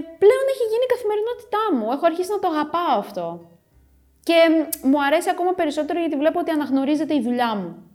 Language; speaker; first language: Greek; early bilingual, other home language; Romanian